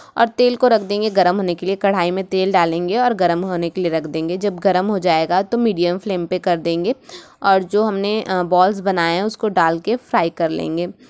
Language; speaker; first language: Hindi; native; Hindi